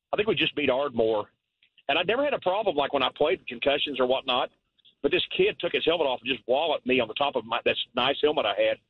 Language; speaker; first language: English; native; English